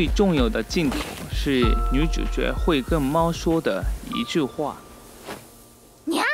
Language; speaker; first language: Chinese; native; Chinese